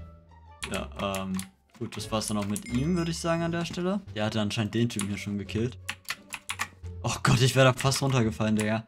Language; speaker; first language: German; native; German